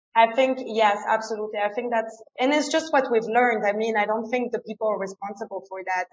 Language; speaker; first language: English; non-native, fluent; French